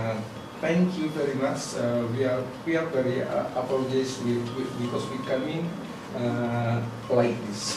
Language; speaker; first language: English; non-native, learner; Indonesian